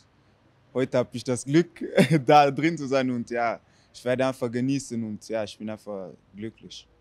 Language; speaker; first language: German; non-native, fluent; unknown